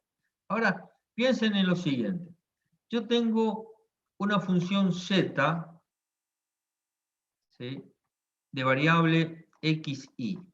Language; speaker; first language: Spanish; native; Spanish